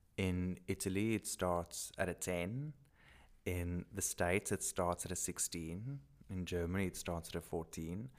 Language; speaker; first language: English; non-native, local second language; Afrikaans